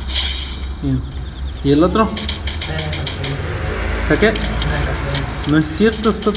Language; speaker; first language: Spanish; native; Spanish